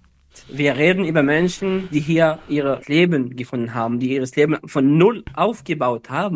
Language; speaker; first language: German; non-native, fluent; Arabic